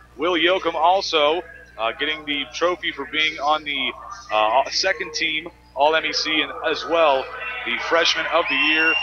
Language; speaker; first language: English; native; English